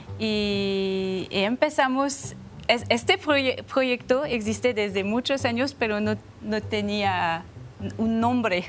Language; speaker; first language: Spanish; non-native, learner; French